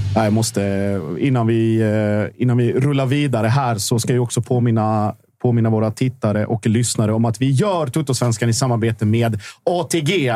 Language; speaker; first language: Swedish; non-native, fluent; Icelandic